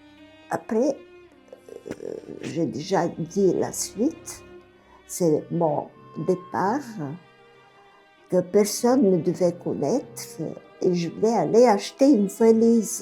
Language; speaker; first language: French; non-native, fluent; Bulgarian